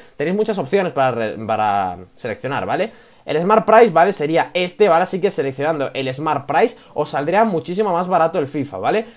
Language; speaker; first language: Spanish; native; Spanish